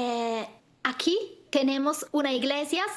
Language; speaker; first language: Spanish; non-native, fluent; Italian